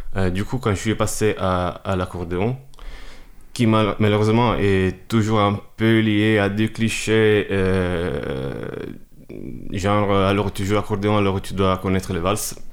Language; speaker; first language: French; non-native, fluent; Italian